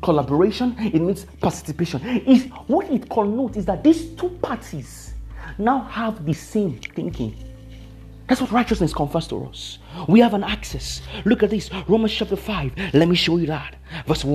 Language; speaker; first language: English; non-native, local second language; Yoruba